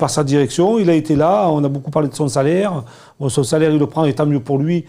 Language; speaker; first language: French; native; French